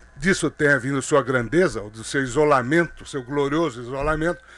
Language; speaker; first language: Portuguese; native; Portuguese